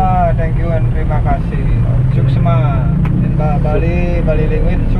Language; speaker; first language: English; non-native, learner; Indonesian